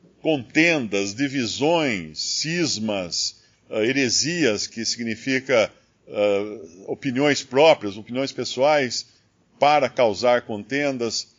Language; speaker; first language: Portuguese; native; Portuguese